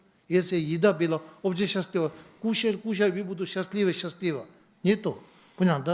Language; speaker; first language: Russian; non-native, learner; Tibetan